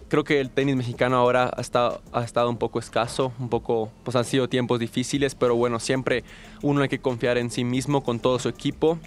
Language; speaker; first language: Spanish; native; Spanish